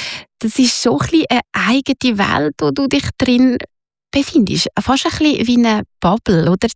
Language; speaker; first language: German; native; German